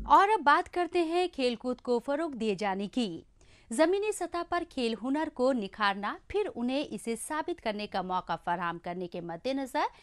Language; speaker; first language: Hindi; non-native, local second language; Kashmiri